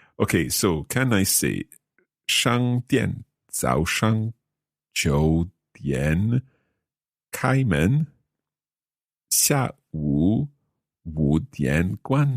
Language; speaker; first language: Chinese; non-native, learner; English